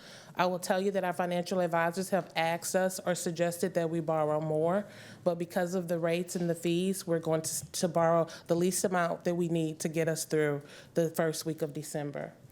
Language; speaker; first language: English; native; English